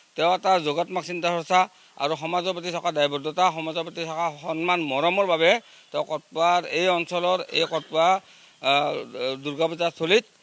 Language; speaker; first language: Assamese; native; Assamese